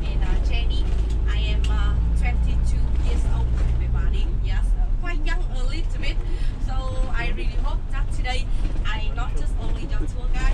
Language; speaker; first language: English; non-native, learner; Vietnamese